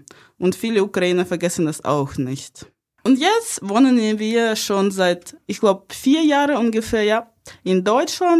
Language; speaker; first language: German; non-native, fluent; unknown